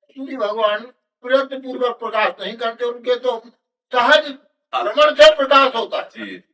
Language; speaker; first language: Hindi; native; Hindi